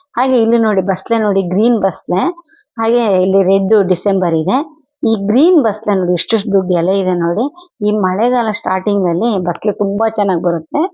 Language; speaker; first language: Kannada; non-native, local second language; Telugu